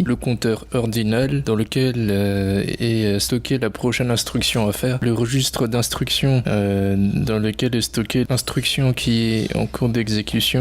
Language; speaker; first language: French; native; French